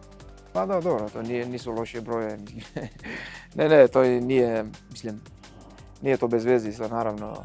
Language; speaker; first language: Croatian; non-native, fluent; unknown